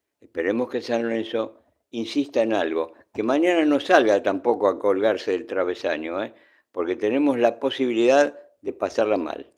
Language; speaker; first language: Spanish; native; Spanish